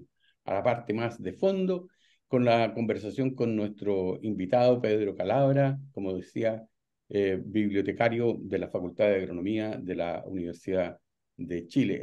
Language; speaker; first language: Spanish; native; Spanish